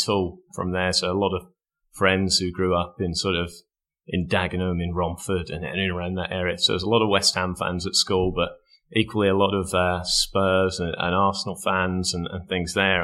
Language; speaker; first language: English; native; English